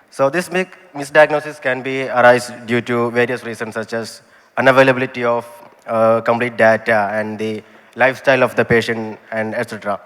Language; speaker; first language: English; non-native, local second language; Malayalam